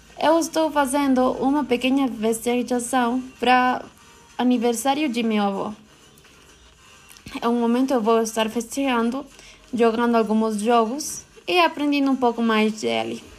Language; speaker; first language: Portuguese; non-native, learner; Spanish